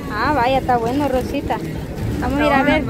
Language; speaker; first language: Spanish; native; Spanish